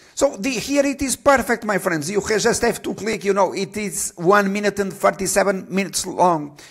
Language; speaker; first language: English; non-native, fluent; Portuguese